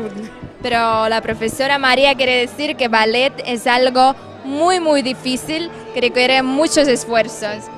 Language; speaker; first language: Spanish; non-native, fluent; Russian